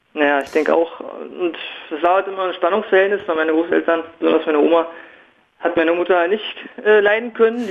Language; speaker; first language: German; native; German